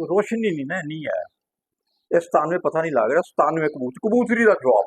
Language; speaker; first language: Hindi; non-native, local second language; Punjabi